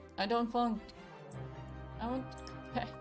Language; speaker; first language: English; non-native, learner; Swedish